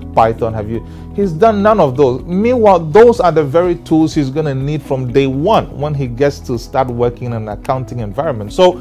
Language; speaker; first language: English; non-native, local second language; Ewe